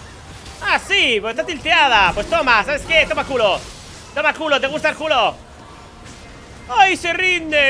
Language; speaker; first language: Spanish; native; Spanish